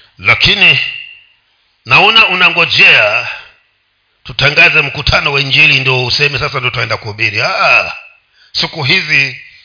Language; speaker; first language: Swahili; non-native, local second language; Giryama